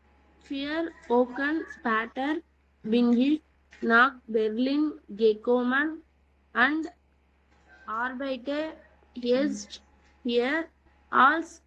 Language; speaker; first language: German; non-native, learner; Tamil